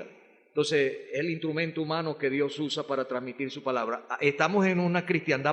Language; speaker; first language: Spanish; native; Spanish